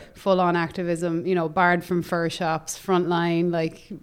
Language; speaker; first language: English; native; English